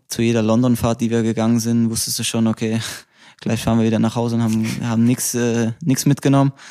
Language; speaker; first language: German; native; German